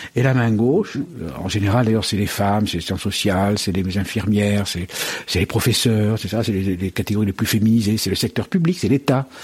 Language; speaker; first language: French; native; French